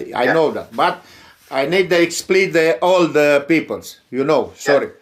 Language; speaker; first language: English; non-native, learner; Romanian